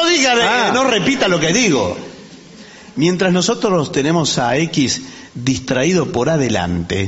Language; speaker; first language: Spanish; native; Spanish